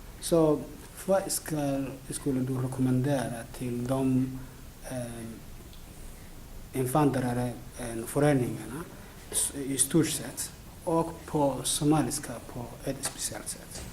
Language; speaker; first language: Swedish; non-native, learner; Somali